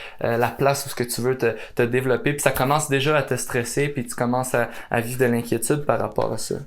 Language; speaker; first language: French; native; French